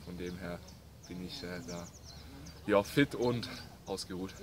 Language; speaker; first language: German; native; German